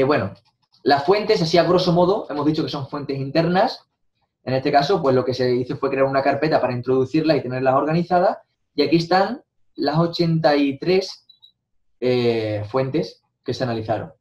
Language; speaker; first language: Spanish; native; Spanish